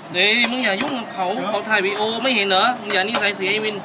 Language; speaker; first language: Chinese; non-native, learner; Thai